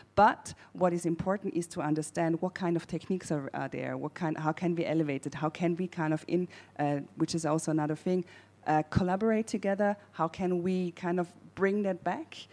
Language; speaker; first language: English; non-native, fluent; German